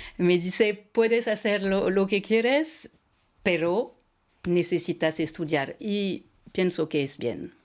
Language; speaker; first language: Spanish; non-native, fluent; French